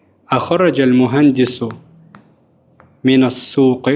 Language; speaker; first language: Arabic; non-native, fluent; Russian